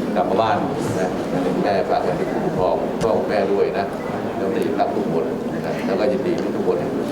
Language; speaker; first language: Thai; native; Thai